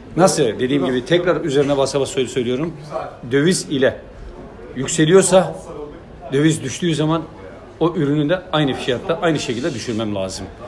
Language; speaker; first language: Turkish; native; Turkish